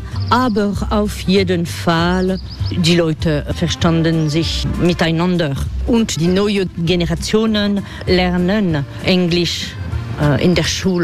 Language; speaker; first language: German; non-native, learner; French